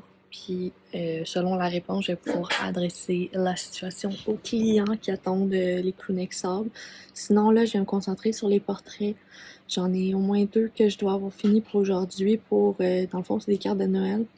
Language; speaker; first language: French; native; French